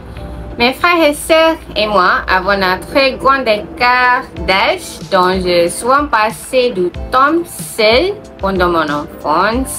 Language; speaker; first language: French; non-native, learner; Malay